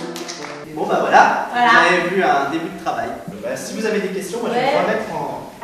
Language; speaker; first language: French; native; French